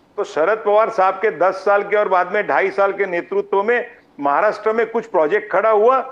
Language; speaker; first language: Hindi; non-native, local second language; Gujarati